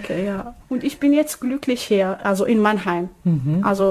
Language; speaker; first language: German; non-native, learner; Arabic